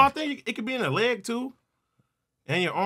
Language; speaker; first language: English; native; English